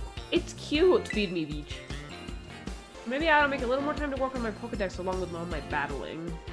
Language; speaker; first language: English; early bilingual, other home language; Spanish